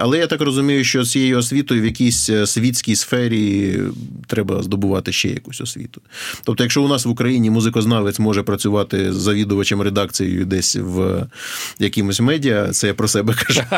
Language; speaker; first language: Ukrainian; native; Ukrainian